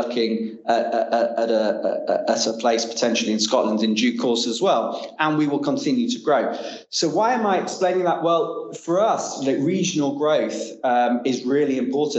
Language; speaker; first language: English; native; English